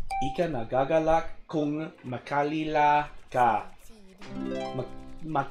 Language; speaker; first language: Filipino; non-native, learner; English